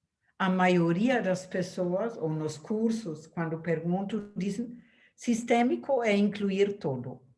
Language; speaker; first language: Portuguese; non-native, fluent; German